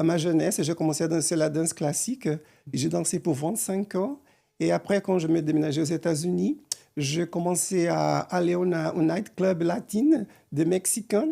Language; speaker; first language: French; non-native, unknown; Portuguese